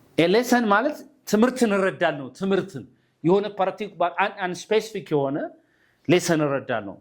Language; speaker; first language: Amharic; native; Amharic